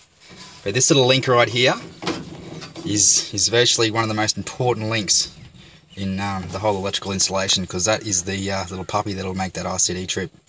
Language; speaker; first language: English; native; English